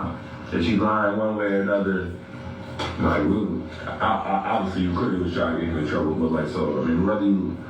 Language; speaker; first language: English; native; English